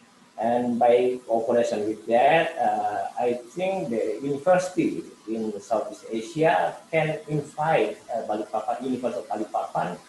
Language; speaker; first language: English; non-native, learner; Indonesian